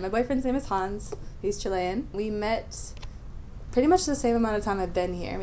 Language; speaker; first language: English; native; English